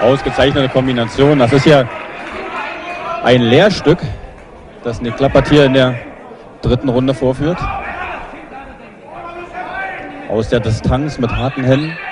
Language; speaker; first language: German; native; German